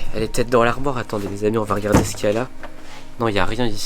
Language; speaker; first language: French; native; French